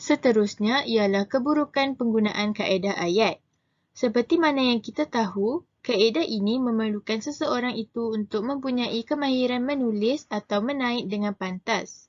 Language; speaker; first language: Malay; native; Malay